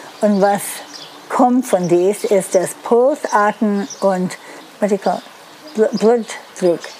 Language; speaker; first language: German; non-native, learner; Dutch